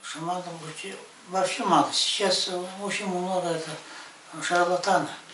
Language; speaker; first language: Russian; non-native, local second language; Yakut